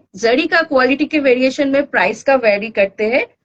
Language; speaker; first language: Hindi; non-native, local second language; Bangla